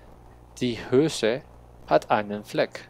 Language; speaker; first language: German; non-native, learner; Spanish